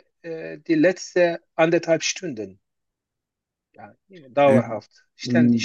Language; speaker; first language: German; non-native, learner; Turkish